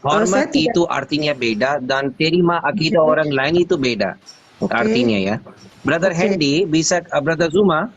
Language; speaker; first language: Indonesian; non-native, learner; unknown